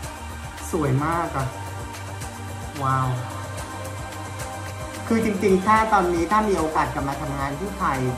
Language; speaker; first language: Thai; non-native, fluent; Vietnamese